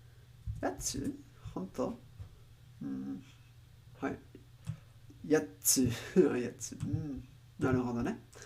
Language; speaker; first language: Japanese; non-native, learner; Spanish